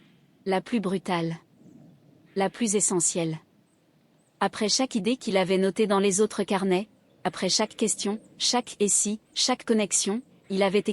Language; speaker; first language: French; native; French